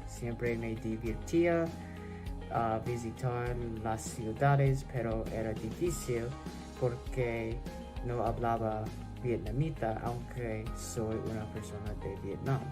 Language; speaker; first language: Spanish; non-native, fluent; English